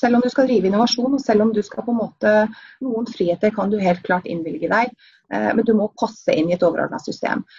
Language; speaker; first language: Norwegian; native; Norwegian